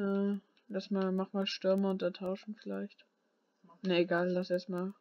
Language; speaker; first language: German; native; German